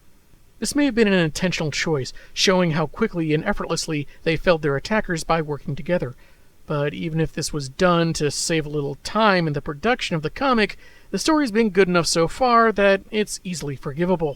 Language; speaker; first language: English; native; English